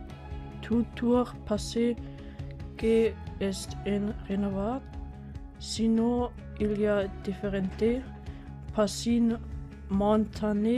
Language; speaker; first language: French; non-native, learner; German